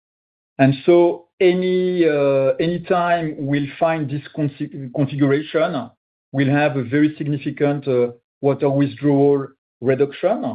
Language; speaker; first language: English; non-native, fluent; French